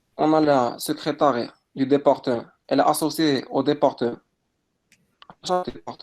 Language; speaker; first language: French; non-native, local second language; Arabic